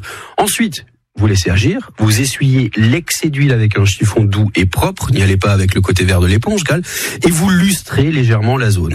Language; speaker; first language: French; native; French